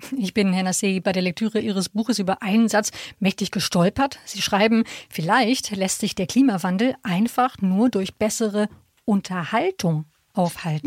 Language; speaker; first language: German; native; German